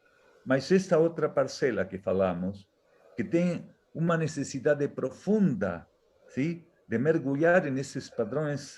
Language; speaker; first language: Portuguese; non-native, fluent; Spanish